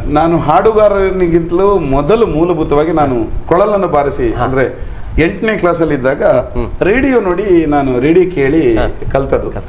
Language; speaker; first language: Kannada; non-native, local second language; Tulu